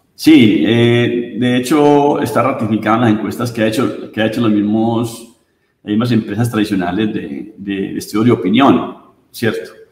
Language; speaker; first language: Spanish; native; Spanish